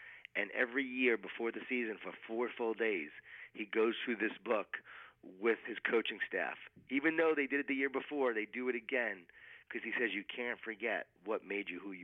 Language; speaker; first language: English; native; English